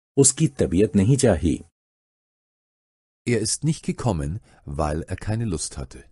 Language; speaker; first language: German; non-native, fluent; Urdu